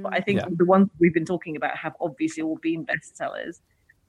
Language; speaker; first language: English; non-native, fluent; Russian